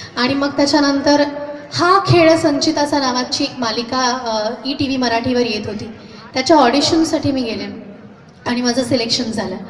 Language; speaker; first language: Marathi; non-native, local second language; Hindi